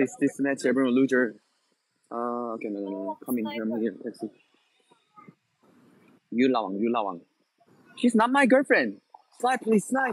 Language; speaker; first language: English; non-native, learner; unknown